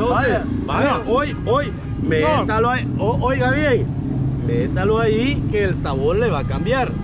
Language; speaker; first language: Spanish; native; Spanish